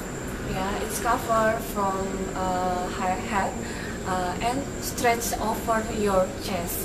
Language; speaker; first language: English; non-native, learner; Indonesian